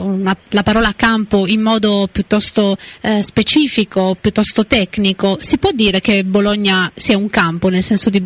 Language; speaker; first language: Italian; native; Italian